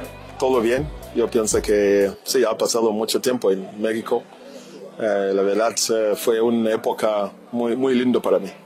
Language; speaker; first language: Spanish; non-native, fluent; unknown